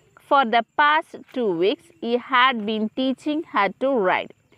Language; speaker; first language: English; non-native, local second language; Tamil